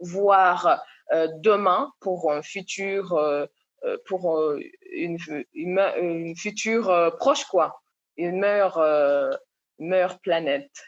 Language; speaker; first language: French; non-native, local second language; Comorian